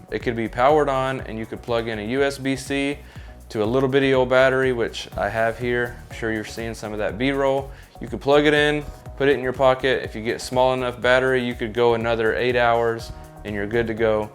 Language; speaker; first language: English; native; English